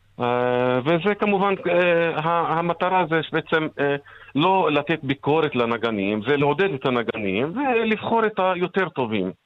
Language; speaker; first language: Hebrew; non-native, local second language; Arabic